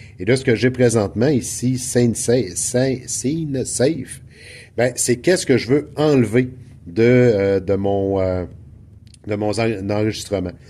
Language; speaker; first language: French; native; French